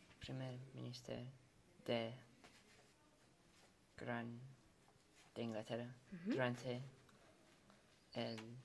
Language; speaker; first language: Spanish; non-native, learner; English